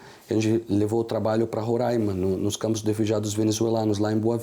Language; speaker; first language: Portuguese; non-native, fluent; Arabic